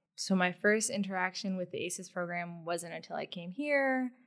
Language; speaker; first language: English; native; English